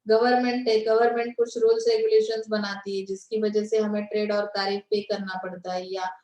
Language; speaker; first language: Hindi; non-native, local second language; Marathi